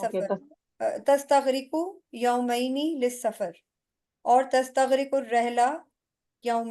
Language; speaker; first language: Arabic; non-native, fluent; Urdu